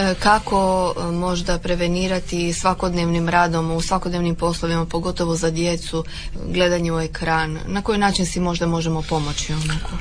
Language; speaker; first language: Croatian; native; Croatian